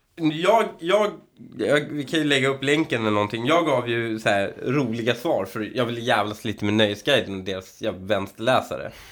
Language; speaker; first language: Swedish; early bilingual, other home language; Persian